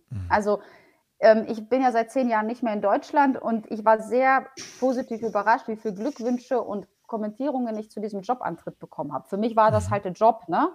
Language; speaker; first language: German; early bilingual, other home language; Polish